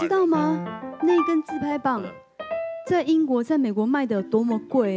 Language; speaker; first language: Chinese; native; Chinese